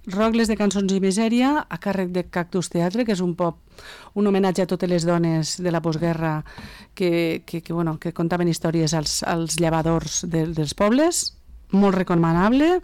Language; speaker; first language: Catalan; native; Catalan